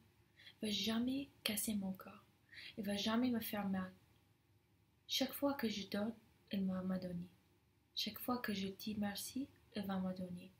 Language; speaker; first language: French; non-native, fluent; English